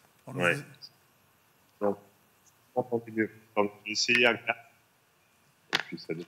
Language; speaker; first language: French; native; French